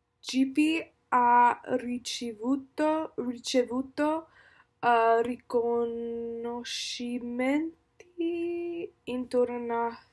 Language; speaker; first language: Italian; non-native, learner; English